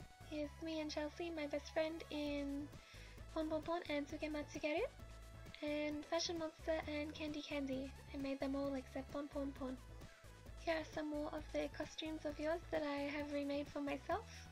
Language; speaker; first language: English; native; English